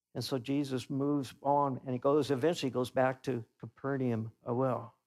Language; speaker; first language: English; native; English